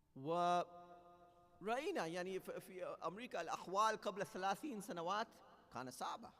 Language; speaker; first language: Arabic; non-native, fluent; English